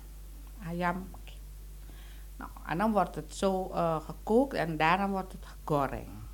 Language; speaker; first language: Dutch; non-native, local second language; Indonesian